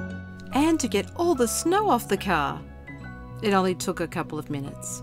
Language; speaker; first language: English; native; English